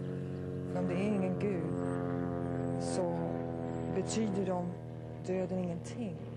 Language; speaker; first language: Swedish; early bilingual, heritage; Swedish